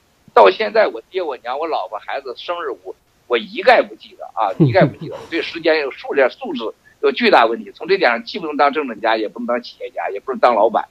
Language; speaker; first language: Chinese; native; Chinese